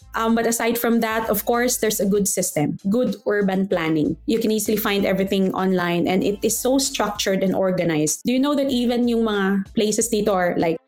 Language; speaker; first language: English; non-native, local second language; Aklanon